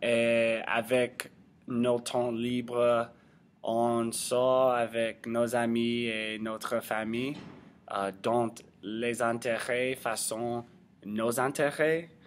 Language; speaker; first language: French; non-native, learner; English